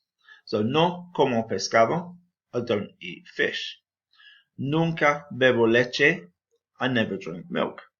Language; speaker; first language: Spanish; non-native, fluent; English